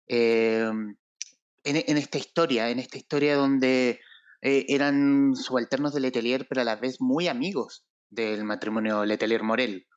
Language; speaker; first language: Spanish; native; Spanish